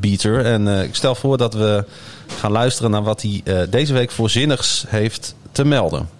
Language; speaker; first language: Dutch; native; Dutch